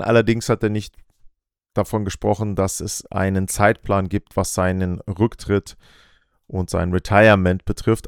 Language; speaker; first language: German; native; German